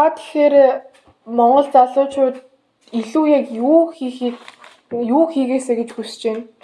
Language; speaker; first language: Mongolian; early bilingual, heritage; Mongolian